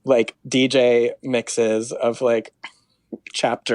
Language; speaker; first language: English; native; English